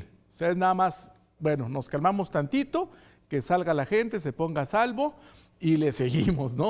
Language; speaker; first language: Spanish; native; Spanish